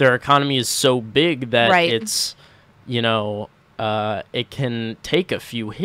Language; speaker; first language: English; native; English